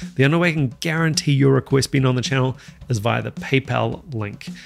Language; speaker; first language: English; native; English